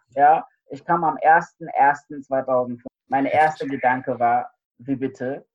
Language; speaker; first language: German; non-native, fluent; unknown